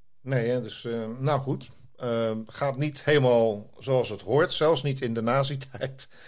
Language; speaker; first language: Dutch; native; Dutch